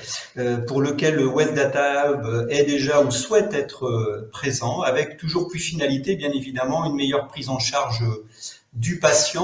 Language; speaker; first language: French; native; French